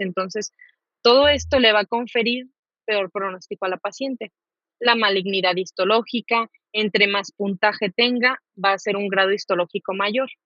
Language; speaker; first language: Spanish; native; Spanish